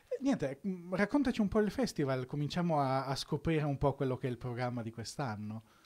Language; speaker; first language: Italian; native; Italian